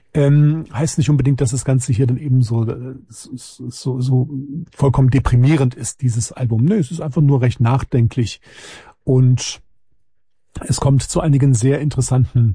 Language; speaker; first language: German; native; German